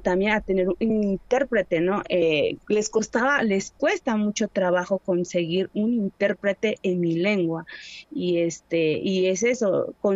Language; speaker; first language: Spanish; non-native, local second language; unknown